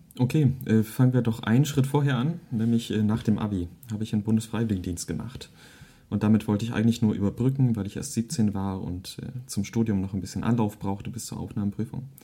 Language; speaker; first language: German; early bilingual, other home language; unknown